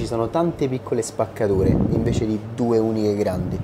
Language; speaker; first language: Italian; non-native, fluent; Arabic